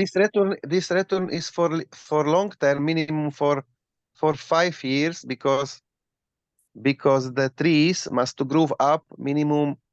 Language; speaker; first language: English; non-native, learner; Slovak